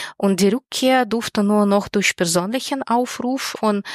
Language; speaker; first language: German; non-native, fluent; Russian